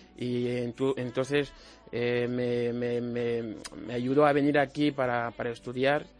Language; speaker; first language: Spanish; non-native, fluent; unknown